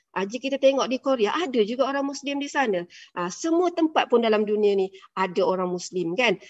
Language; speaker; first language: Malay; native; Malay